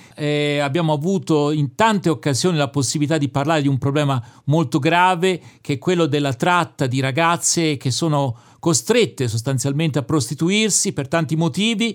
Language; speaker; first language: Italian; native; Italian